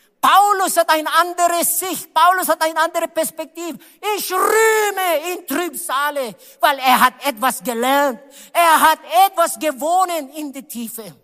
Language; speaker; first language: German; non-native, learner; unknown